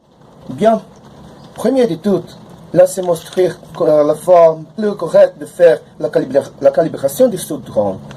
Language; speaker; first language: French; non-native, learner; Portuguese